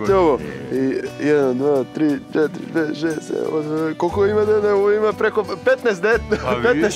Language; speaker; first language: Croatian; non-native, fluent; Portuguese